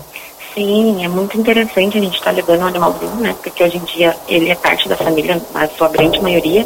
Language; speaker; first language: Portuguese; native; Portuguese